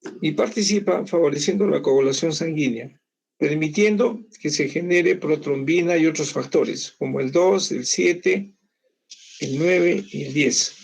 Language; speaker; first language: Spanish; native; Spanish